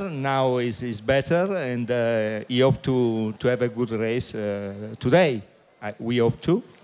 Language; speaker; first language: English; non-native, learner; Italian